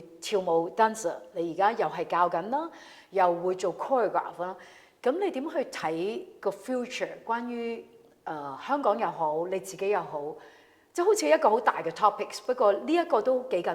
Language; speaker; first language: Cantonese; native; Cantonese